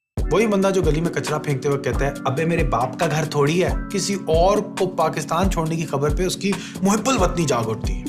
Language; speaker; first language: Urdu; native; Urdu